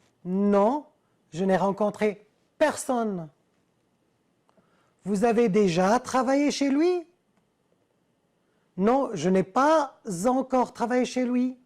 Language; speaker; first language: French; non-native, fluent; Arabic